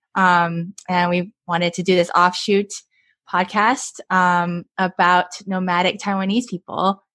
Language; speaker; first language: English; early bilingual, other home language; Chinese